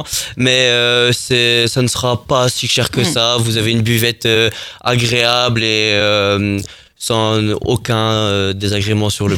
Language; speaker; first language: French; native; French